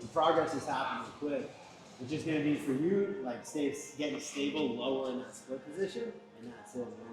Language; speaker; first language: English; native; English